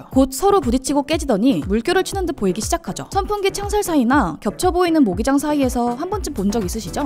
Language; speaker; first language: Korean; native; Korean